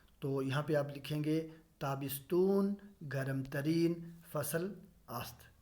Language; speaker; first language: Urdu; non-native, local second language; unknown